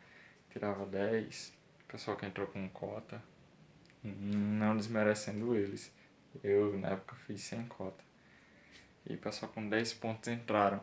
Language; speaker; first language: Portuguese; native; Portuguese